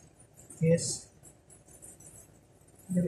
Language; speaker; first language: English; non-native, learner; Filipino